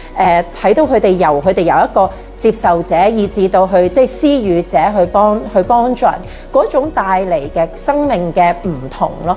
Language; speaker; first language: Cantonese; native; Cantonese